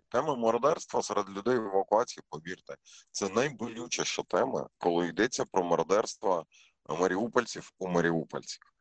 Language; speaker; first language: Ukrainian; non-native, local second language; Russian